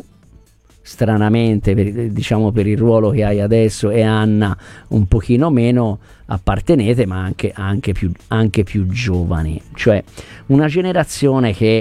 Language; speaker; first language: Italian; native; Italian